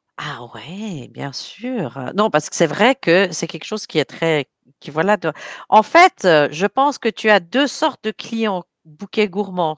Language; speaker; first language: French; native; French